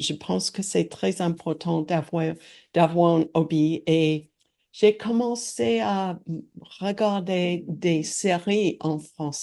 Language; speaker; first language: French; non-native, learner; English